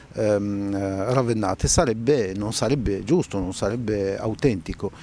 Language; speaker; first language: Italian; non-native, fluent; Arabic